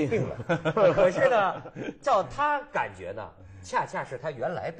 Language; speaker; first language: Chinese; native; Chinese